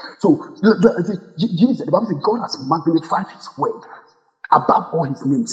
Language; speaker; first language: English; non-native, local second language; Akan